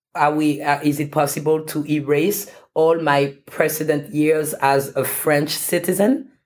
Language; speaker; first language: English; non-native, fluent; French